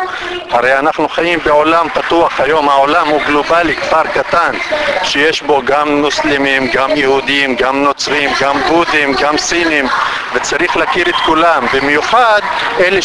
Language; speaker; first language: Hebrew; non-native, local second language; Arabic